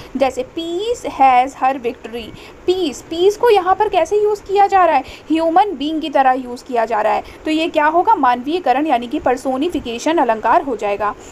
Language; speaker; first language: Hindi; native; Hindi